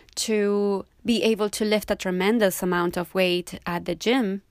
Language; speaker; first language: English; non-native, fluent; Spanish